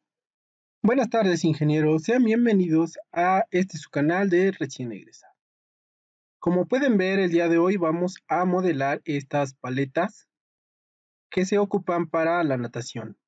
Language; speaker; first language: Spanish; native; Spanish